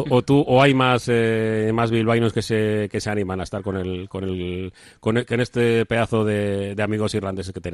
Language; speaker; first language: Spanish; native; Spanish